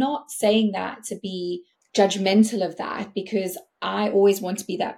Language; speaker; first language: English; native; English